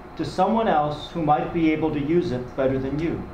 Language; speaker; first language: English; native; English